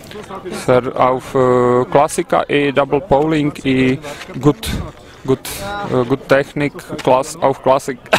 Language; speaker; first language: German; non-native, learner; Czech